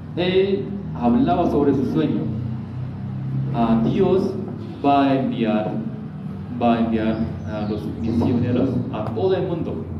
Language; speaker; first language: Spanish; non-native, learner; Korean